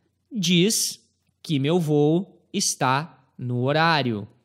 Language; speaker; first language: Portuguese; native; Portuguese